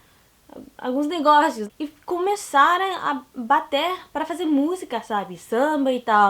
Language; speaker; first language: Portuguese; non-native, learner; English